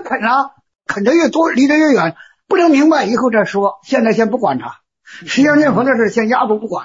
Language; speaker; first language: Chinese; native; Chinese